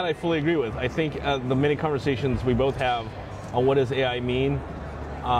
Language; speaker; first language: English; native; English